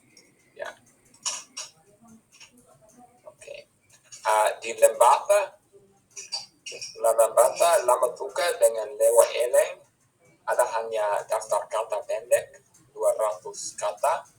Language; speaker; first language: Indonesian; non-native, fluent; English